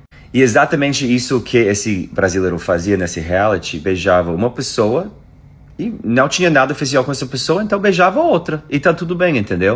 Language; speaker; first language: Portuguese; non-native, fluent; English